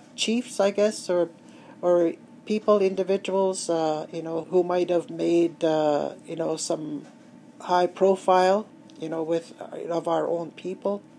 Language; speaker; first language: English; native; English